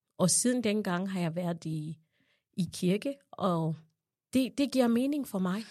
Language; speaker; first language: Danish; non-native, fluent; Ganda